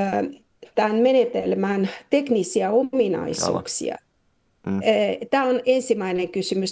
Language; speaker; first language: Finnish; non-native, fluent; Russian